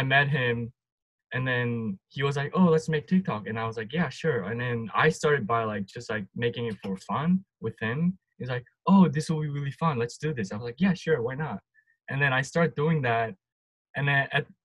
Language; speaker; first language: English; non-native, fluent; Turkish